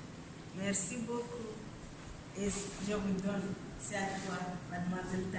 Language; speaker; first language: French; non-native, learner; Comorian